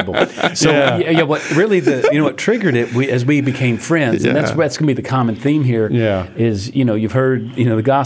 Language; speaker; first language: English; native; English